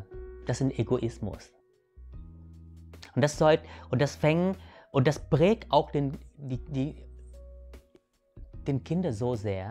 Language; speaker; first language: German; early bilingual, other home language; Vietnamese